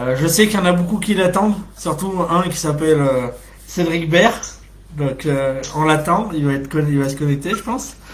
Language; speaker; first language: French; native; French